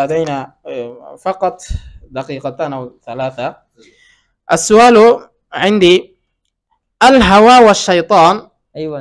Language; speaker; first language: Arabic; non-native, fluent; Bangla